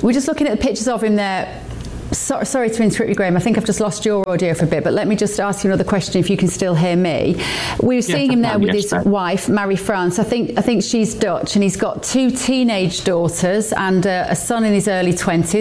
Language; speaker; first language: English; native; English